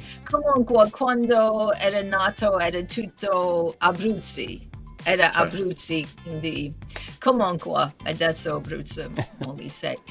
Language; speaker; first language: Italian; non-native, learner; English